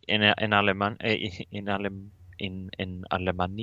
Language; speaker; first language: Spanish; non-native, learner; Swedish